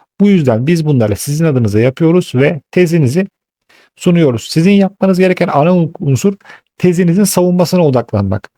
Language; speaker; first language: Turkish; native; Turkish